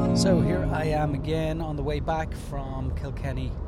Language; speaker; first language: English; native; English